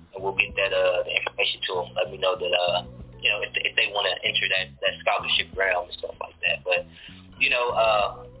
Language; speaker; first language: English; native; English